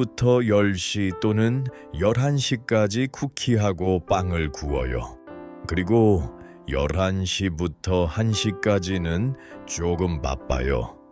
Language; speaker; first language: Korean; non-native, fluent; Uzbek